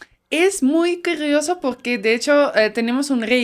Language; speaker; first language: Spanish; non-native, fluent; Dutch